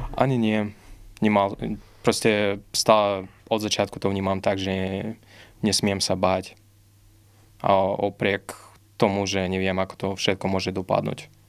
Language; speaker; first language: Slovak; non-native, fluent; Russian